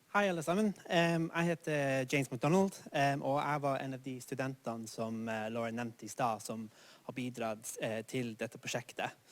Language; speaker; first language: Norwegian; non-native, fluent; English